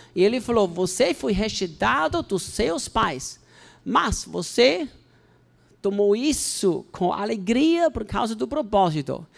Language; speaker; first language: Portuguese; non-native, learner; German